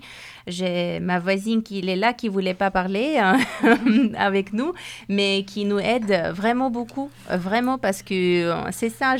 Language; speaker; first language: French; non-native, fluent; Persian